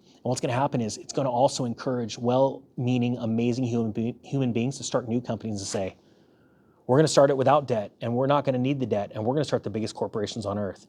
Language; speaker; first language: English; native; English